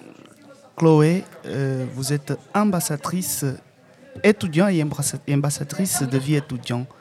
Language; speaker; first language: French; non-native, fluent; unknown